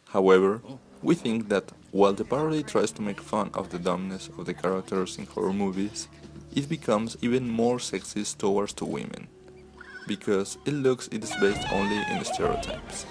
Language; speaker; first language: English; non-native, fluent; Spanish